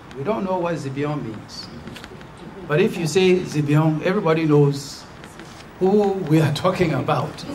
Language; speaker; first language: English; non-native, local second language; Akan